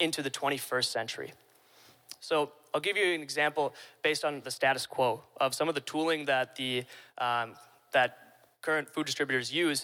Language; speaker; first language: English; native; English